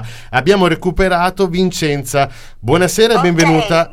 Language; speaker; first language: Italian; native; Italian